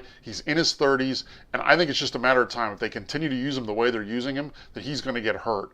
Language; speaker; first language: English; native; English